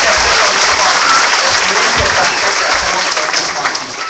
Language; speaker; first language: Spanish; early bilingual, heritage; English